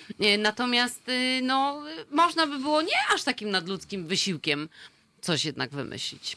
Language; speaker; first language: Polish; native; Polish